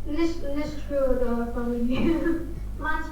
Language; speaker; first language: German; non-native, learner; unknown